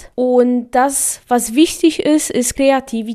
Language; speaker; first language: German; non-native, fluent; Polish